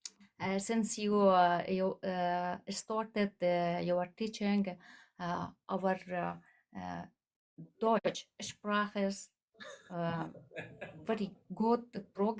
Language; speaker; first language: English; non-native, learner; Persian